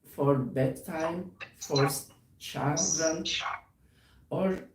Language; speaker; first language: English; non-native, learner; Turkish